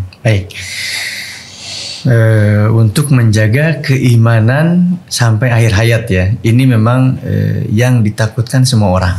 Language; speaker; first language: Indonesian; native; Indonesian